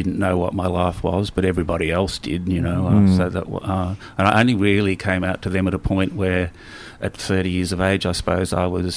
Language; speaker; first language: English; native; English